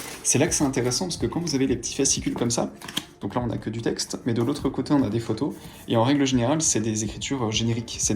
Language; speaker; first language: French; native; French